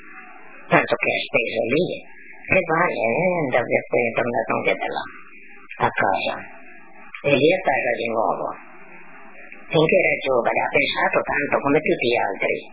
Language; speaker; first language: Italian; non-native, local second language; Friulian